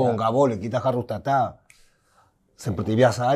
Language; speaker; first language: Indonesian; non-native, fluent; Spanish